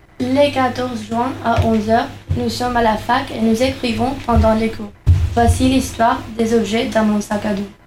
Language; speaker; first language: French; non-native, learner; Spanish